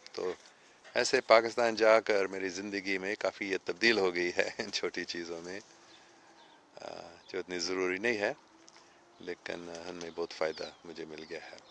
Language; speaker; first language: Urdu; non-native, fluent; English